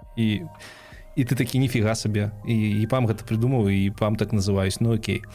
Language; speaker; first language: Belarusian; non-native, local second language; Russian